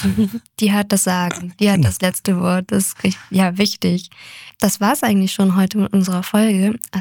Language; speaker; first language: German; native; German